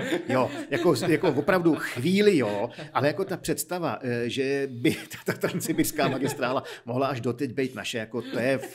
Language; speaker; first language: Czech; native; Czech